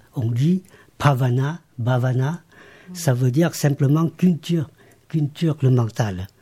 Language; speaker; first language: French; non-native, fluent; Lao